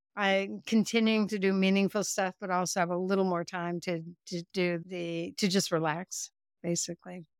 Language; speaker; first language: English; native; English